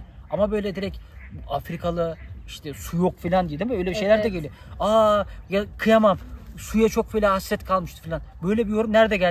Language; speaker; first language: Turkish; native; Turkish